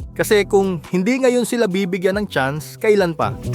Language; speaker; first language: Filipino; native; Filipino